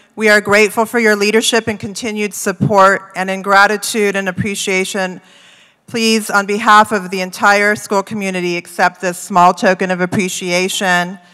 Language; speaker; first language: English; early bilingual, other home language; Spanish